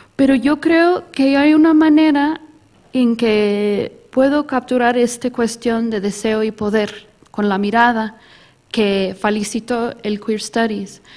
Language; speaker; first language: Spanish; early bilingual, heritage; Spanish